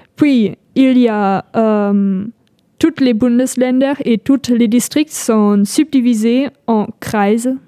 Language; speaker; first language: French; non-native, fluent; German